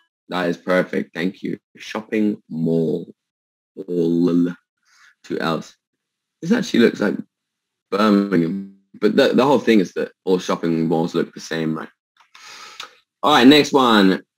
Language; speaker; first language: English; native; English